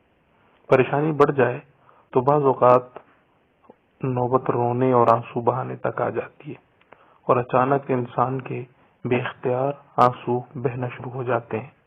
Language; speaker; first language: Urdu; native; Urdu